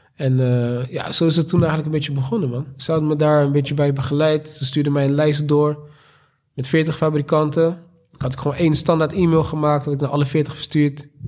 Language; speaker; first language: Dutch; native; Dutch